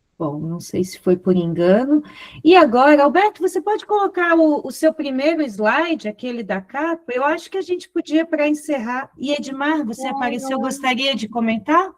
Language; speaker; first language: Portuguese; native; Portuguese